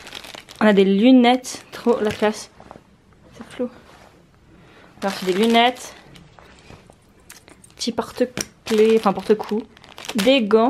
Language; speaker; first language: French; native; French